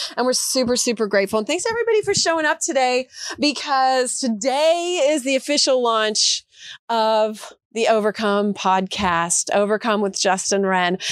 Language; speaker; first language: English; early bilingual, other home language; Portuguese